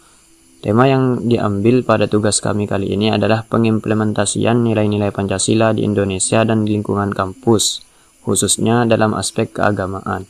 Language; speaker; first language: Indonesian; native; Indonesian